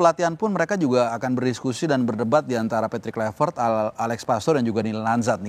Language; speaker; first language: Indonesian; native; Indonesian